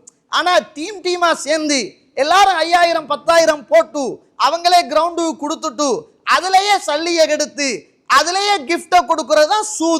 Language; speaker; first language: Tamil; native; Tamil